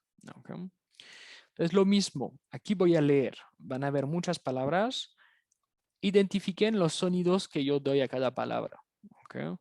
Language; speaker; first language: Spanish; native; Spanish